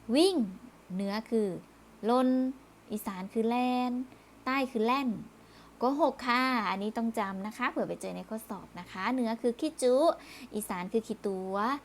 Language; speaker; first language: Thai; native; Thai